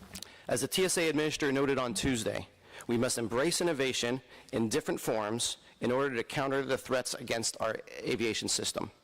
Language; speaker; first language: English; native; English